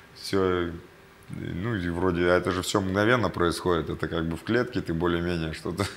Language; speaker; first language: Russian; native; Russian